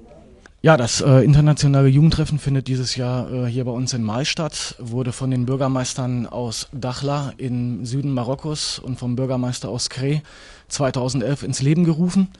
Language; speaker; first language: German; native; German